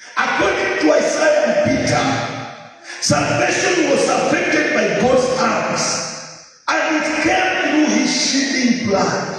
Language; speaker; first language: English; non-native, local second language; Swahili